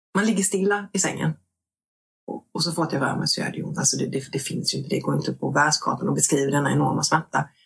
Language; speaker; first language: Swedish; native; Swedish